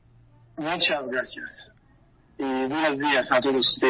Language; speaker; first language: Spanish; non-native, fluent; Haitian Creole